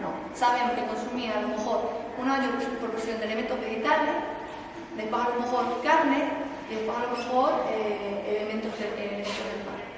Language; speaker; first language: Spanish; native; Spanish